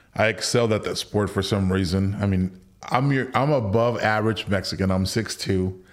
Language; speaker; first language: English; early bilingual, other home language; Spanish